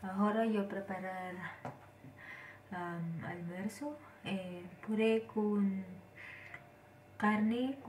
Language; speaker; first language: Spanish; non-native, learner; Filipino